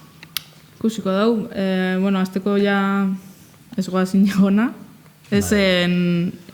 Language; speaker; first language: Basque; native; Basque